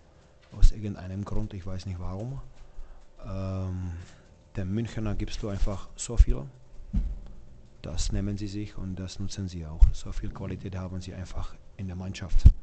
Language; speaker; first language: German; non-native, fluent; Czech